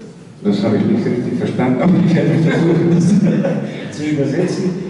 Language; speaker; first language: German; non-native, fluent; Slovenian